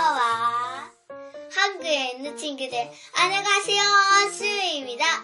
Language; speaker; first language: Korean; early bilingual, heritage; Korean